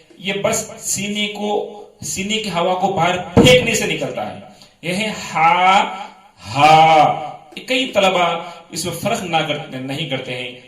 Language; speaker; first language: Urdu; native; Urdu